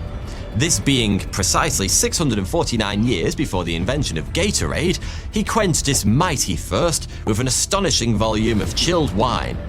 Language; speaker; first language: English; native; English